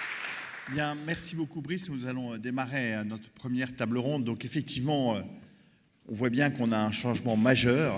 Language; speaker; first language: French; native; French